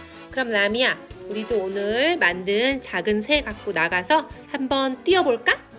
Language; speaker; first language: Korean; native; Korean